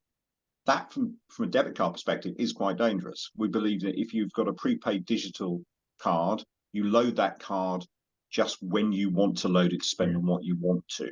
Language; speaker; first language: English; native; English